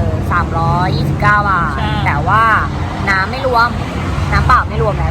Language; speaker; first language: Thai; native; Thai